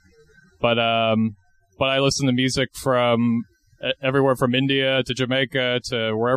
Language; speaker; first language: English; native; English